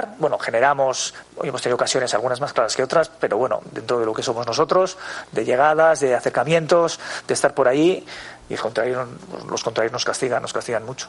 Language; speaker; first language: Spanish; native; Spanish